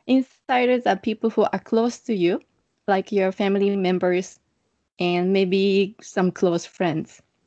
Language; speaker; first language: English; non-native, fluent; Japanese